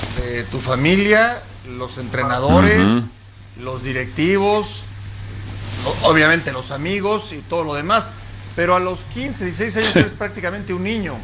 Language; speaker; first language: Spanish; native; Spanish